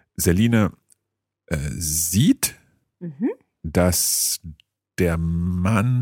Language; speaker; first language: German; non-native, learner; English